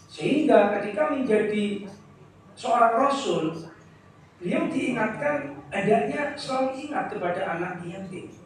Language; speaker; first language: Indonesian; native; Indonesian